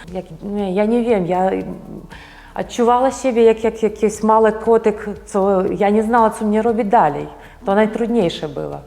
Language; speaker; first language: Polish; non-native, learner; Ukrainian